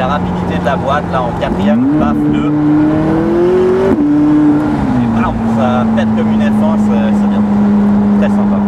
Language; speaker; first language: French; native; French